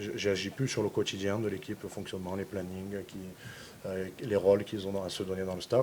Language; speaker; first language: French; native; French